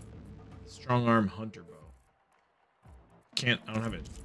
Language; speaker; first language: English; native; English